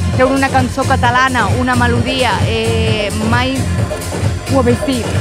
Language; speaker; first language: Catalan; native; Catalan